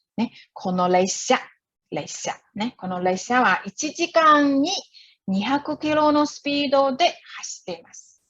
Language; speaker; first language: Japanese; non-native, fluent; Chinese